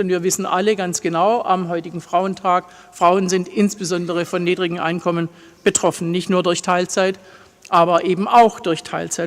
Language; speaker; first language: German; native; German